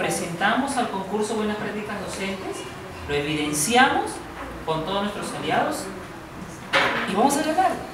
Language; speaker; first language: Spanish; native; Spanish